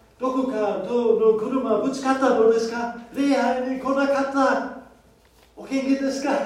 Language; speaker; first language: Japanese; non-native, fluent; German